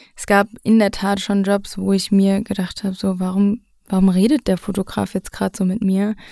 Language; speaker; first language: German; native; German